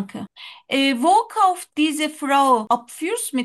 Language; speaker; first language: German; non-native, learner; Turkish